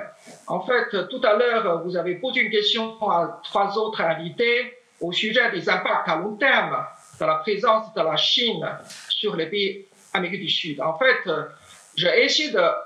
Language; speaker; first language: French; non-native, fluent; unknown